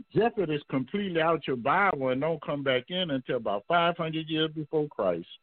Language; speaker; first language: English; native; English